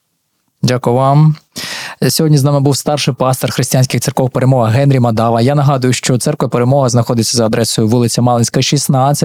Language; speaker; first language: Ukrainian; native; Ukrainian